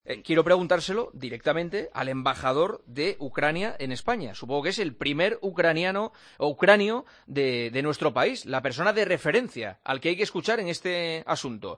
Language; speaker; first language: Spanish; native; Spanish